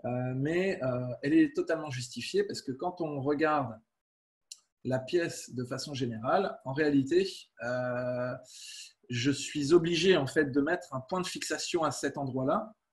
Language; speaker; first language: French; native; French